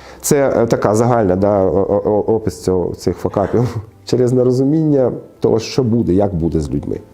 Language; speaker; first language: Ukrainian; non-native, local second language; Russian